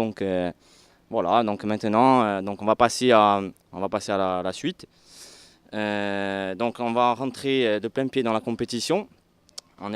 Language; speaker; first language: French; native; French